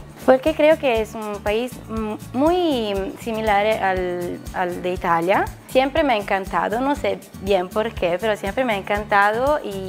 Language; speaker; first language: Spanish; non-native, learner; Italian